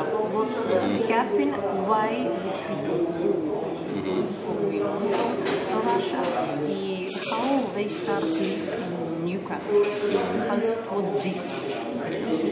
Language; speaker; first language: English; non-native, learner; Russian